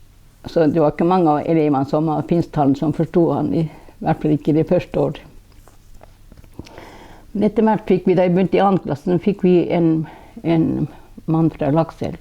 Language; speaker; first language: Norwegian; non-native, local second language; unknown